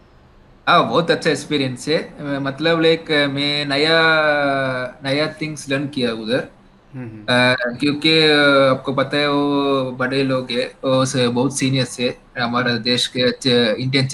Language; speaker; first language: Hindi; non-native, local second language; Tamil